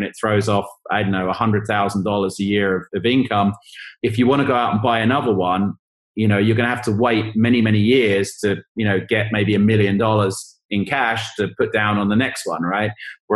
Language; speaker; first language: English; native; English